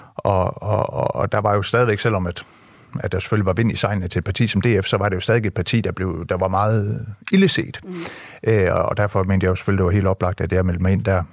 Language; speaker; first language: Danish; early bilingual, other home language; French